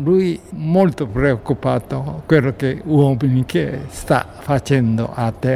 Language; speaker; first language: Italian; non-native, learner; Japanese